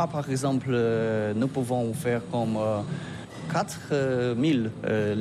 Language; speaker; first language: French; non-native, learner; Polish